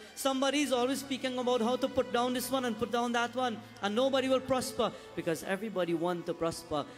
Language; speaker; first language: English; native; English